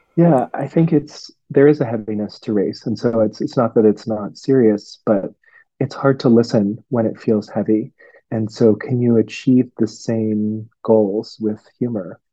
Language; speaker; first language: English; non-native, local second language; Cantonese